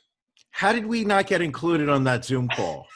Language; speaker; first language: English; native; English